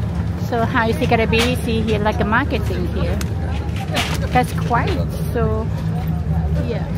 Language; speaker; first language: English; non-native, learner; Thai